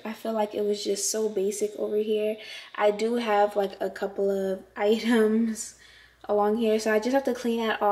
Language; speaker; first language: English; native; English